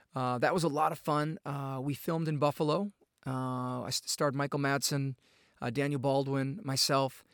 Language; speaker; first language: English; native; English